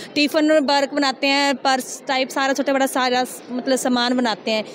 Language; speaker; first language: Hindi; native; Hindi